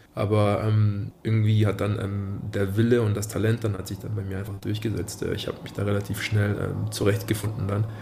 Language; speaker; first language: German; early bilingual, other home language; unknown